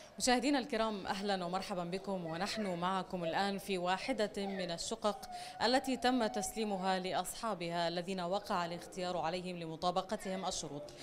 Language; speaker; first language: Arabic; native; Arabic